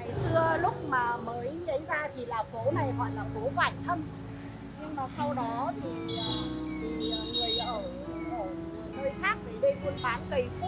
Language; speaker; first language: Vietnamese; native; Vietnamese